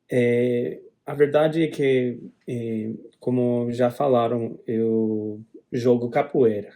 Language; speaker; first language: Portuguese; non-native, fluent; English